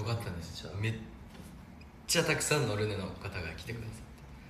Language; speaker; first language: Japanese; non-native, fluent; Korean